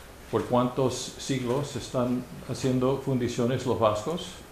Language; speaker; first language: Spanish; non-native, fluent; English